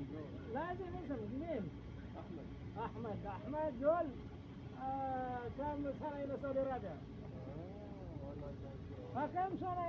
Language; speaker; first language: Arabic; non-native, learner; Filipino